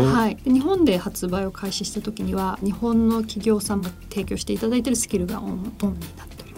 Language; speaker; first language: Japanese; native; Japanese